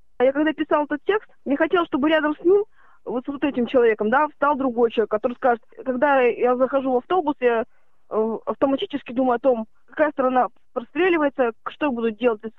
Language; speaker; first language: Russian; native; Russian